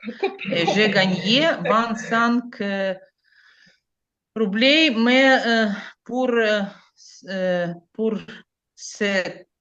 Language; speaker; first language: French; non-native, learner; Ukrainian